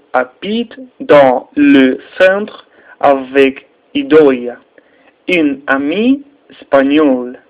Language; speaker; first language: French; non-native, learner; Spanish